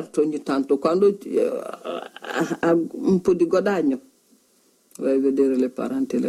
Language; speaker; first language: Italian; non-native, learner; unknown